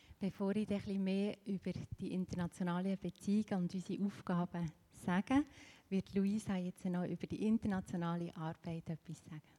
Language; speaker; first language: German; native; German